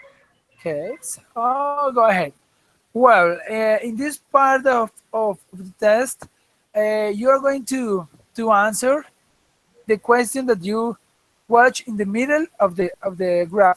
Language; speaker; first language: English; non-native, fluent; Spanish